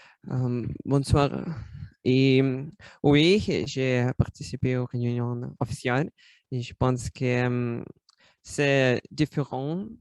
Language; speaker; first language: French; non-native, learner; Russian